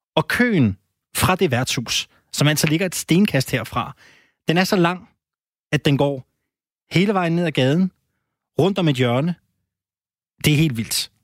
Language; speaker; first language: Danish; native; Danish